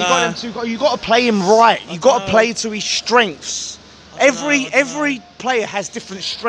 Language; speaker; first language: English; native; English